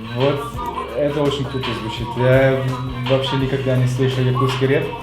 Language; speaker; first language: Russian; non-native, fluent; German